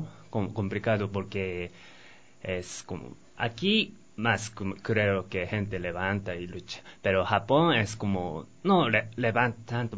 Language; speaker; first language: Spanish; non-native, learner; Japanese